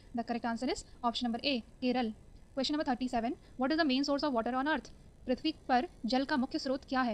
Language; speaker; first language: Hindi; native; Hindi